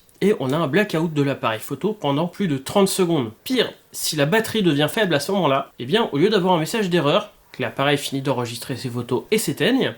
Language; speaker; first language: French; native; French